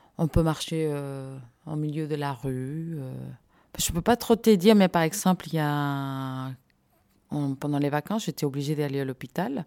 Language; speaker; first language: French; non-native, fluent; Spanish